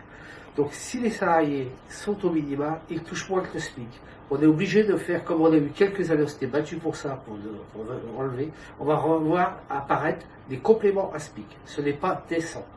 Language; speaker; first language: French; native; French